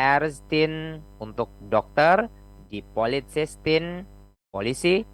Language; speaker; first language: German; non-native, fluent; Indonesian